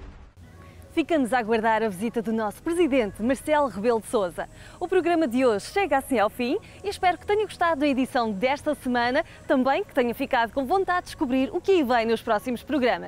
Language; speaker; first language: Portuguese; native; Portuguese